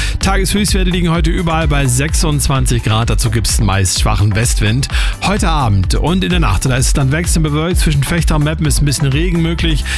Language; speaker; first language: German; native; German